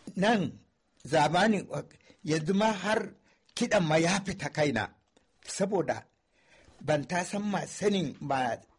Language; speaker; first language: Hausa; non-native, local second language; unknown